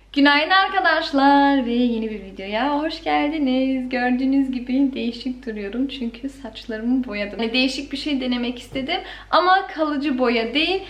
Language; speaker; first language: Turkish; early bilingual, heritage; Turkish